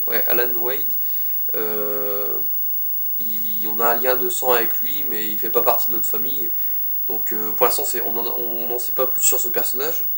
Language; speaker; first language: French; native; French